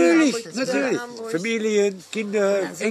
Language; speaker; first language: German; non-native, fluent; Dutch